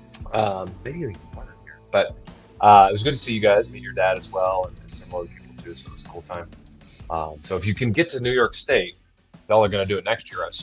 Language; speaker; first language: English; native; English